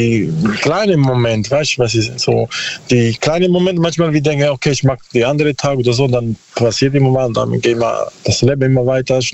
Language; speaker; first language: German; non-native, learner; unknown